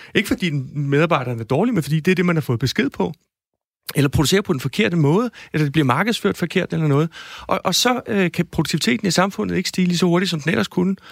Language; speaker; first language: Danish; native; Danish